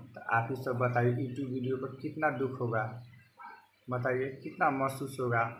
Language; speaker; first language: Hindi; non-native, local second language; Bhojpuri